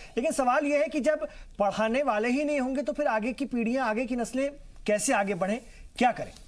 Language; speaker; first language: Hindi; native; Hindi